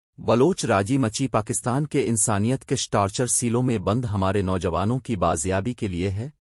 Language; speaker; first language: Urdu; non-native, local second language; Baluchi